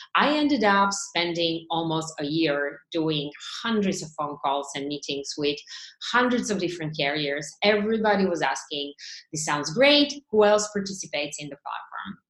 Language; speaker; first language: English; non-native, fluent; Bulgarian